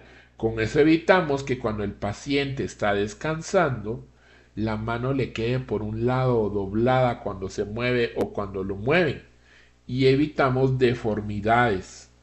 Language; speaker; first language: Spanish; native; Spanish